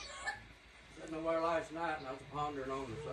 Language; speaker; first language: English; native; English